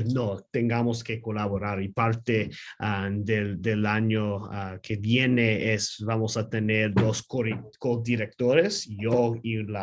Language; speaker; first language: Spanish; non-native, learner; English